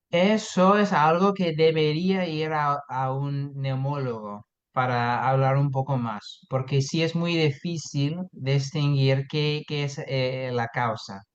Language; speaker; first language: Spanish; non-native, fluent; English